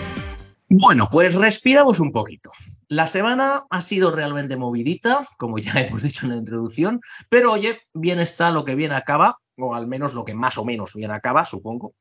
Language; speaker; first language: Spanish; native; Spanish